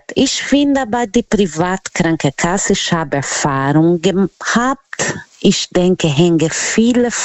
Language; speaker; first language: German; non-native, learner; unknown